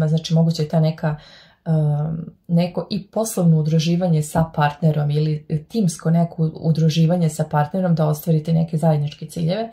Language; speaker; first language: Serbian; native; Serbian